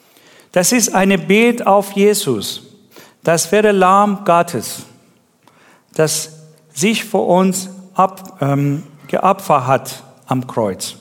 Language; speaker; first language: German; non-native, learner; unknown